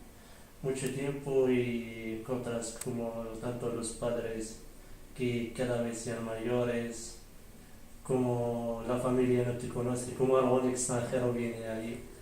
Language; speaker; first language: Spanish; early bilingual, other home language; Arabic